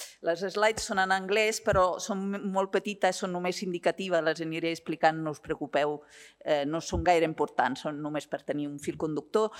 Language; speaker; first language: Catalan; non-native, fluent; Italian